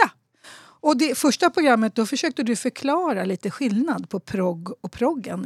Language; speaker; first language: Swedish; native; Swedish